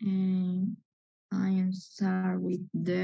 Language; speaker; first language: English; non-native, learner; Spanish